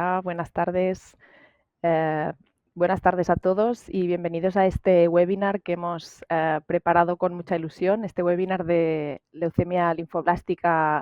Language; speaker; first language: Spanish; native; Spanish